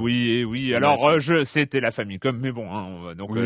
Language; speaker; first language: French; native; French